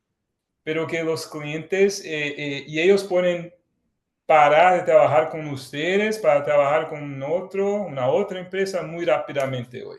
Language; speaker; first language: Spanish; non-native, fluent; Portuguese